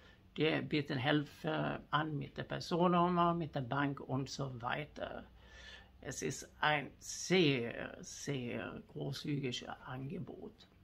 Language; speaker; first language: German; non-native, fluent; Swedish